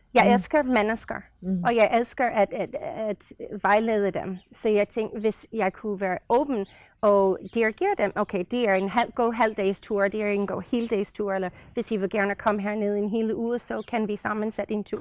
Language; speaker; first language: Danish; non-native, fluent; English